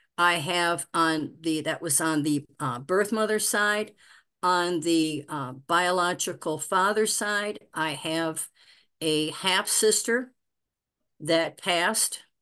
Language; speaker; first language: English; native; English